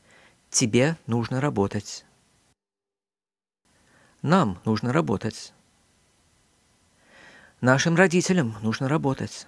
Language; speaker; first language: Russian; non-native, fluent; English